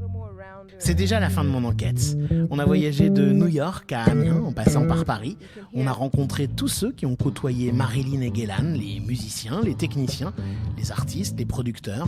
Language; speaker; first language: French; native; French